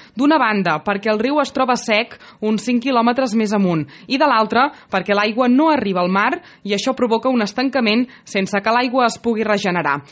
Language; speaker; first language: Catalan; native; Catalan